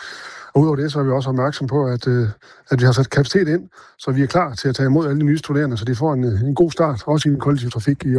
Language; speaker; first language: Danish; native; Danish